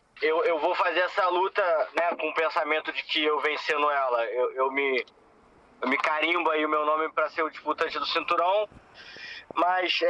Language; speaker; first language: Portuguese; native; Portuguese